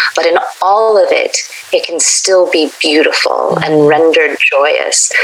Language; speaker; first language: English; native; English